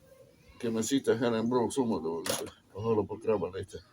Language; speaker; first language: Swedish; non-native, fluent; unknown